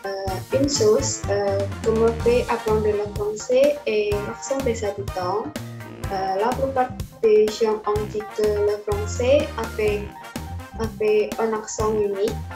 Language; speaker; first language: French; non-native, learner; Indonesian